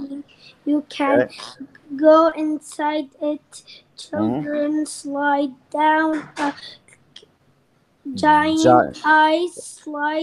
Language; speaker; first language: English; non-native, learner; Arabic